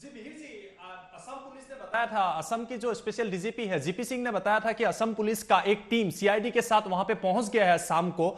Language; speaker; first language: Hindi; non-native, local second language; Assamese